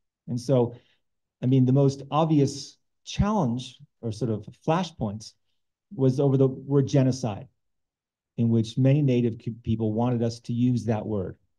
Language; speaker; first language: English; native; English